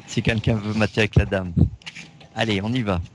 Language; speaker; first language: French; native; French